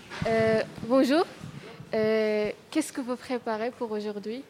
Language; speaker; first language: French; non-native, learner; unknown